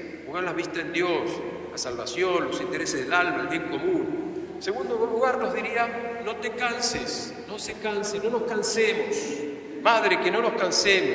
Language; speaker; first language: Spanish; native; Spanish